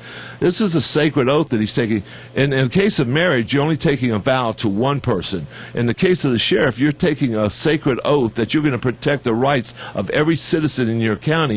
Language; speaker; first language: English; native; English